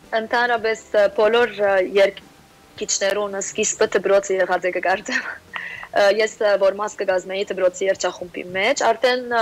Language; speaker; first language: Armenian; early bilingual, heritage; Armenian